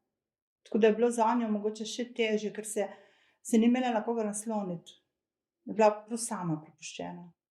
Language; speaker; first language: Slovenian; early bilingual, other home language; Croatian